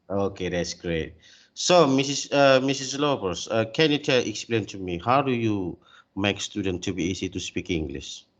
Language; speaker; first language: English; non-native, learner; Indonesian